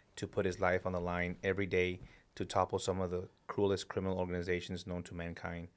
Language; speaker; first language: English; early bilingual, other home language; Spanish